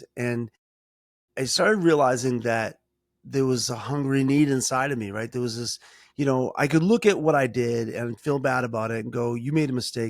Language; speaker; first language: English; native; English